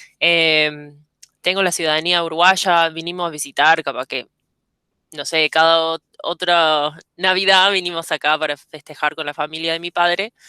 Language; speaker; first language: Spanish; early bilingual, heritage; English